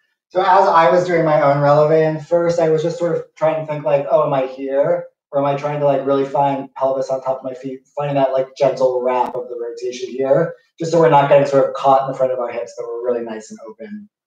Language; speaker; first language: English; native; English